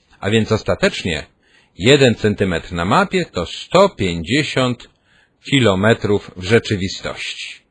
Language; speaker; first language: Polish; native; Polish